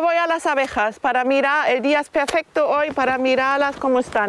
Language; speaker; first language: Spanish; non-native, fluent; German